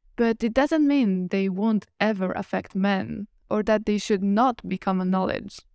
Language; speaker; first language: English; non-native, fluent; Italian